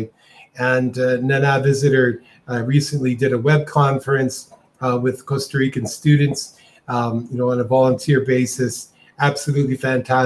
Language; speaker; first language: English; native; English